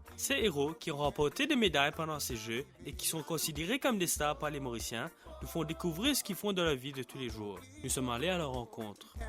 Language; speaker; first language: French; non-native, local second language; Morisyen